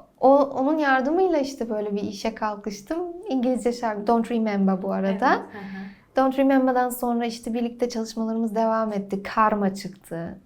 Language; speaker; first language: Turkish; early bilingual, heritage; Turkish